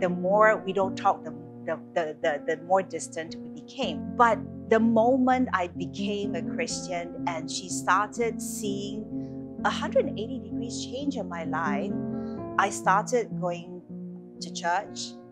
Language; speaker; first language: English; non-native, local second language; Chinese